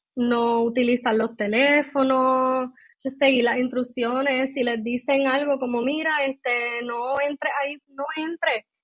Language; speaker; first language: Spanish; native; Spanish